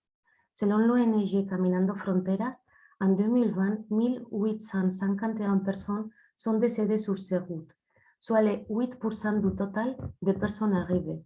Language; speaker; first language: French; non-native, fluent; Spanish